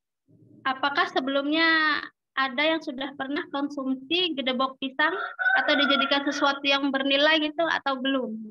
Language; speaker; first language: Indonesian; native; Indonesian